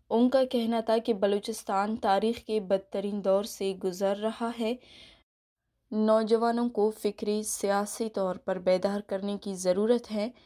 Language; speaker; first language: Urdu; non-native, local second language; Baluchi